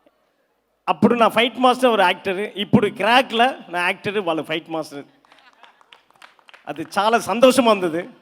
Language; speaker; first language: Telugu; non-native, fluent; Tamil